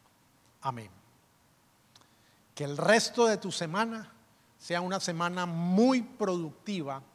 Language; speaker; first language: Spanish; native; Spanish